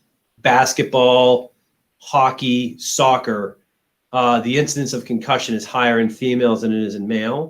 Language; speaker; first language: English; native; English